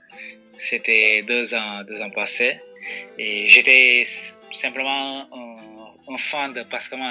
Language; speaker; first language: French; non-native, fluent; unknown